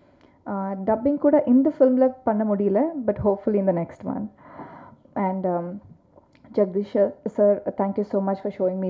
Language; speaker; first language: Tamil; non-native, learner; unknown